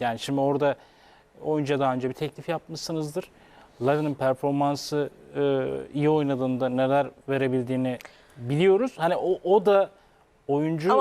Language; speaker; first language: Turkish; native; Turkish